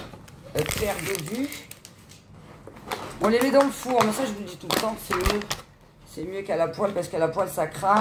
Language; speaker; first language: French; native; French